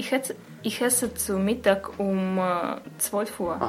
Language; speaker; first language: German; non-native, learner; Russian